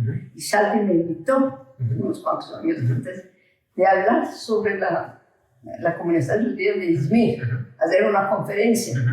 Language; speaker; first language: Spanish; early bilingual, heritage; Ladino